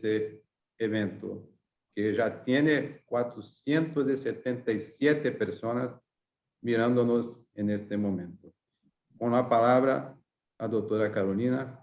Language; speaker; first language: Spanish; non-native, fluent; Portuguese